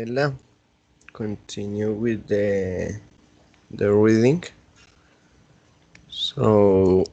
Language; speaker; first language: English; non-native, learner; Spanish